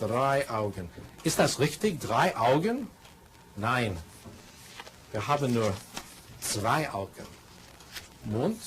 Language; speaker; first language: German; non-native, fluent; English